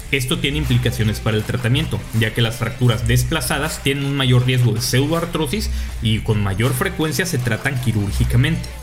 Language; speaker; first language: Spanish; native; Spanish